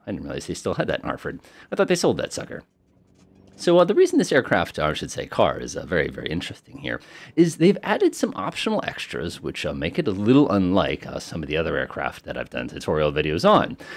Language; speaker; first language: English; native; English